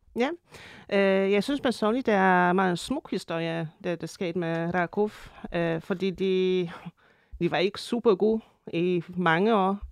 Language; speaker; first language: Danish; non-native, fluent; Polish